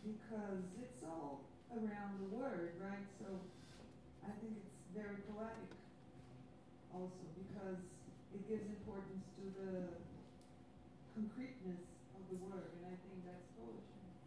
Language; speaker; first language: English; non-native, learner; Portuguese